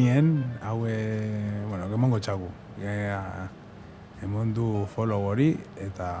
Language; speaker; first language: Basque; native; Basque